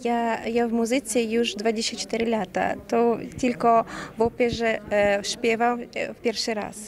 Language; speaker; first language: Polish; non-native, learner; Ukrainian